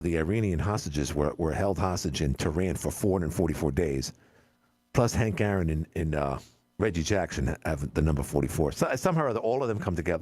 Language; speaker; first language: English; native; English